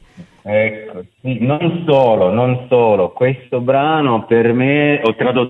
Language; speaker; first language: Italian; non-native, fluent; Russian